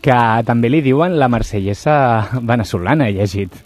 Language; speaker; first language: Catalan; native; Catalan